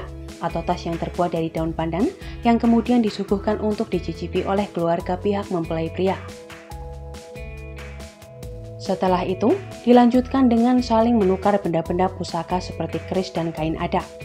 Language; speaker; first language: Indonesian; native; Indonesian